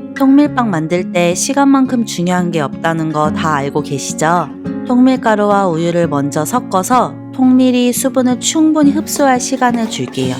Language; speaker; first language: Korean; native; Korean